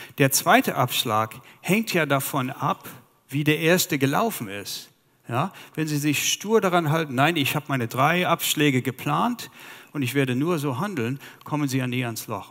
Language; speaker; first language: German; non-native, fluent; English